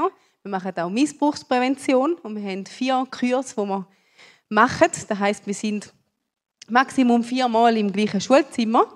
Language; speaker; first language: German; native; German